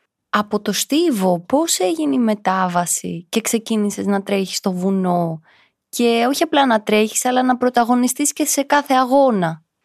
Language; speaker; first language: Greek; native; Greek